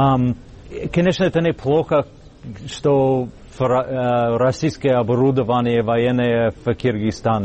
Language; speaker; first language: Russian; non-native, learner; English